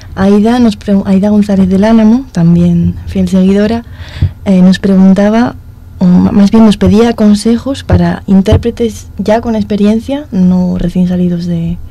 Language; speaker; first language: Spanish; native; Spanish